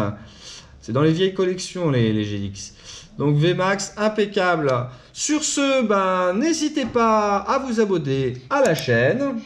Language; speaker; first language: French; native; French